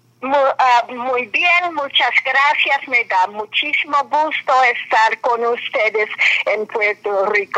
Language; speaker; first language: Spanish; non-native, fluent; English